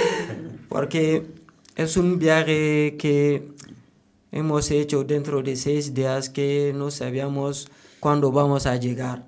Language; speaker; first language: Spanish; non-native, learner; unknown